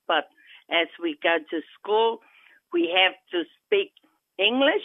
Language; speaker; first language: English; non-native, fluent; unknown